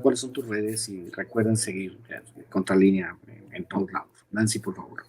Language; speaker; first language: Spanish; native; Spanish